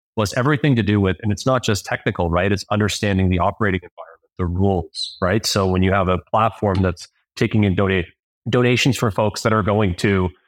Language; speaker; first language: English; native; English